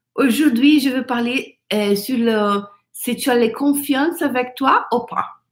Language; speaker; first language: French; non-native, learner; Portuguese